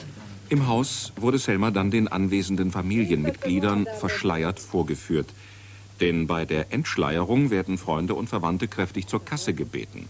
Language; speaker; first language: German; native; German